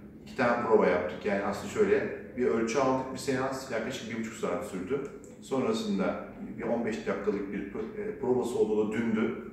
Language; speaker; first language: Turkish; native; Turkish